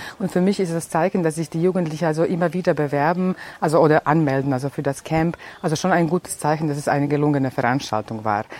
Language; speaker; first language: German; non-native, fluent; Serbian